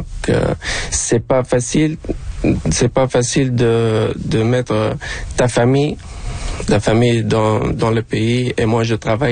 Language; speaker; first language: French; non-native, local second language; Arabic